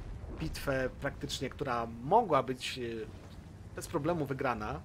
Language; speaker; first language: Polish; native; Polish